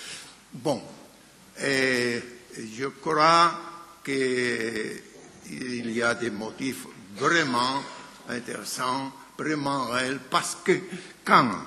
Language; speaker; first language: French; non-native, fluent; Spanish